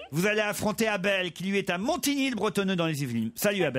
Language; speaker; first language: French; native; French